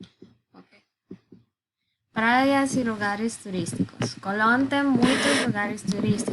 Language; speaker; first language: Portuguese; non-native, learner; Spanish